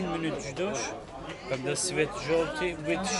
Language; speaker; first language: Russian; non-native, learner; Turkish